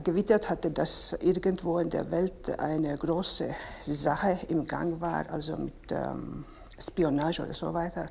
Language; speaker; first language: German; non-native, fluent; Finnish